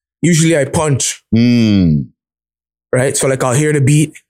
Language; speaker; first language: English; native; English